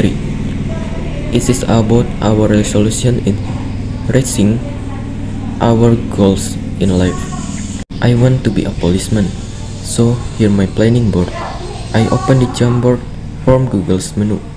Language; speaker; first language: English; non-native, learner; Indonesian